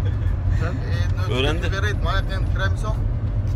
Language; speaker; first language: Turkish; non-native, learner; Kazakh